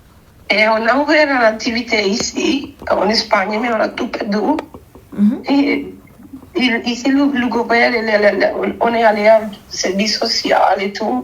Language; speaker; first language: French; non-native, fluent; Spanish